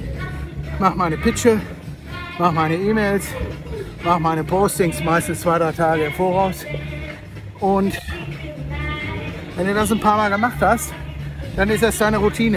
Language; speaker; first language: German; native; German